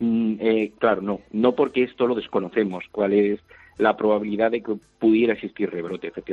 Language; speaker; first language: Spanish; native; Spanish